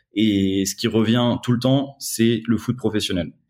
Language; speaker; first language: French; native; French